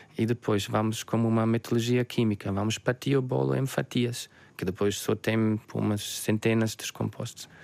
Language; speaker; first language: Portuguese; non-native, fluent; German